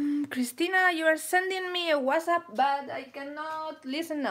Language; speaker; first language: English; non-native, fluent; Spanish